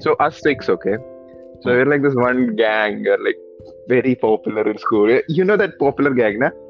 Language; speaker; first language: English; early bilingual, other home language; Malayalam